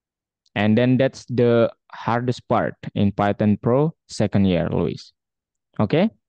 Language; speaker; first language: English; non-native, fluent; Indonesian